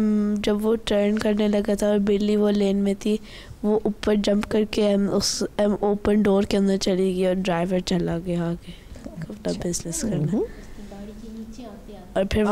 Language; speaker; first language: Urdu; early bilingual, other home language; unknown